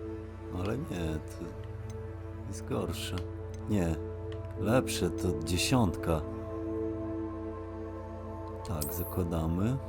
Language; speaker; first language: Polish; native; Polish